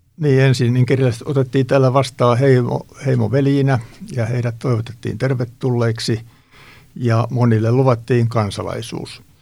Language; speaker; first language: Finnish; native; Finnish